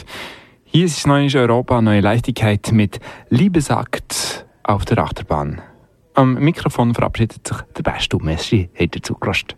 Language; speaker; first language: German; native; German